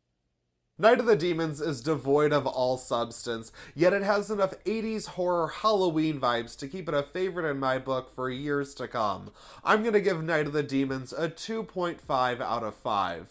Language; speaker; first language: English; native; English